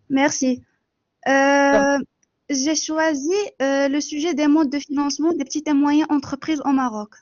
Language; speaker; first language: French; non-native, local second language; Arabic